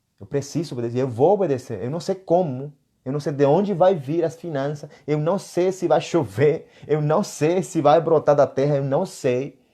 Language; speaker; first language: Portuguese; non-native, fluent; Spanish